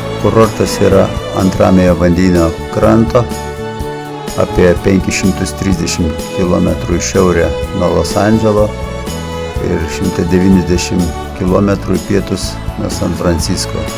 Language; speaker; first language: Lithuanian; native; Lithuanian